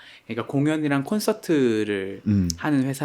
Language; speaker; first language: Korean; native; Korean